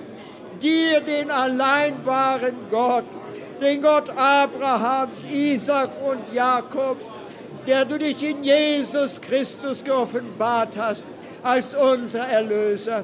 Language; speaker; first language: German; non-native, fluent; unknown